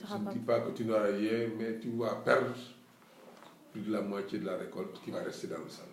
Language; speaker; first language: French; non-native, local second language; Wolof